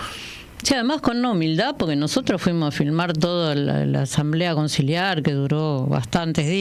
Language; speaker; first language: Spanish; native; Spanish